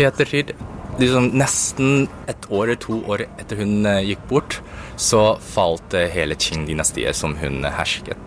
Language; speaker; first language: Norwegian; early bilingual, other home language; Cantonese